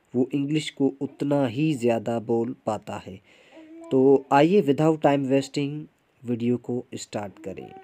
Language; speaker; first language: Urdu; non-native, local second language; Sindhi